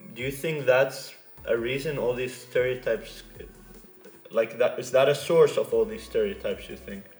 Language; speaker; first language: English; non-native, fluent; Arabic